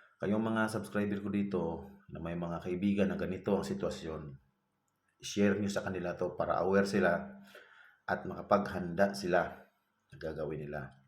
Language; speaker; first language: Filipino; non-native, local second language; Cebuano